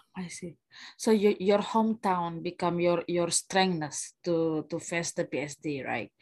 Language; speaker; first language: English; non-native, fluent; Indonesian